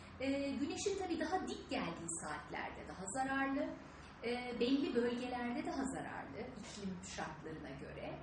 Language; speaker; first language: Turkish; native; Turkish